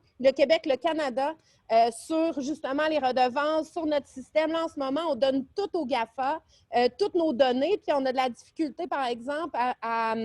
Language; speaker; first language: French; native; French